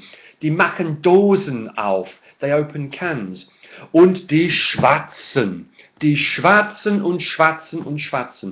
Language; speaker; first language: German; non-native, fluent; English